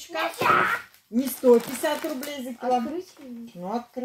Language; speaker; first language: Russian; native; Russian